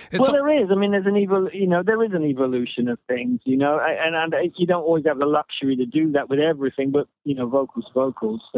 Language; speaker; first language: English; native; English